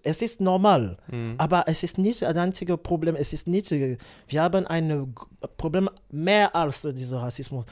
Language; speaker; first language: German; non-native, learner; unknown